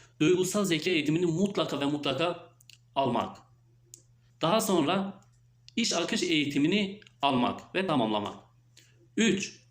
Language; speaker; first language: Turkish; native; Turkish